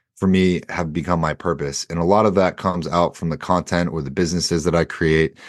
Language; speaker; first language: English; native; English